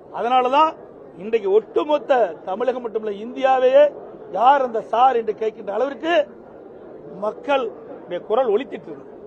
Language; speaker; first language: Tamil; native; Tamil